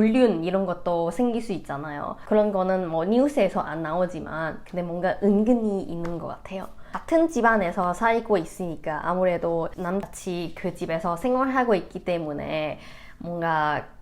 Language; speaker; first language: Korean; non-native, fluent; Cantonese